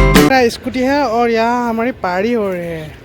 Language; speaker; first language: Hindi; non-native, local second language; Assamese